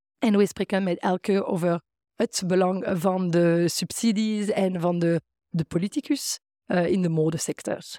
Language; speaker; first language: Dutch; non-native, fluent; French